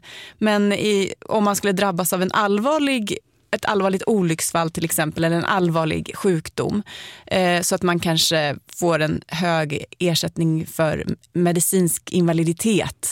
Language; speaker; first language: Swedish; native; Swedish